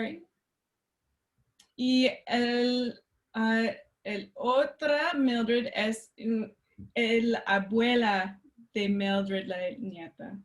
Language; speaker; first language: Spanish; non-native, learner; French